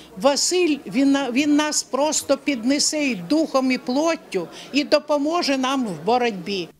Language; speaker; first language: Ukrainian; native; Ukrainian